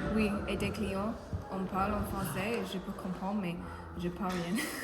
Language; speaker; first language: French; non-native, learner; English